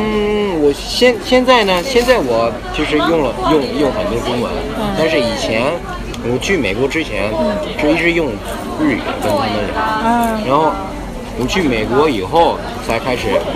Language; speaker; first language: Chinese; early bilingual, heritage; Japanese